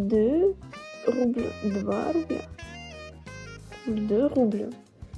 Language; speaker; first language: French; non-native, learner; Russian